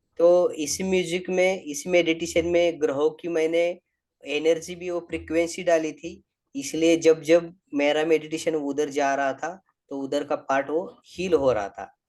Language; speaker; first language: Hindi; non-native, local second language; Marathi